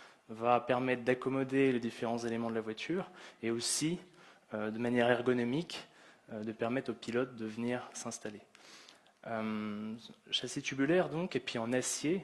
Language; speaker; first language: French; native; French